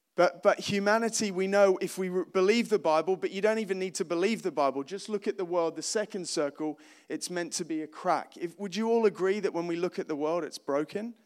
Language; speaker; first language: English; native; English